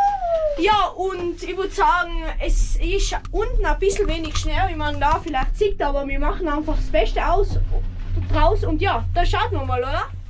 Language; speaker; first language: German; native; German